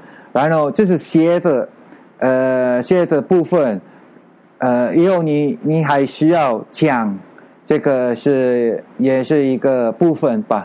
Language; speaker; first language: Chinese; non-native, learner; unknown